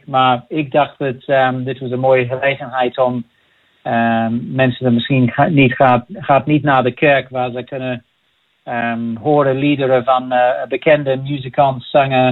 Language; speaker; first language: Dutch; non-native, fluent; English